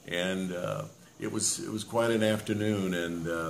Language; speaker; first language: English; native; English